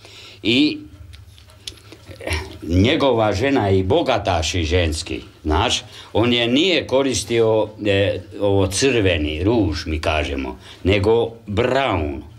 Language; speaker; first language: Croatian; non-native, local second language; Hungarian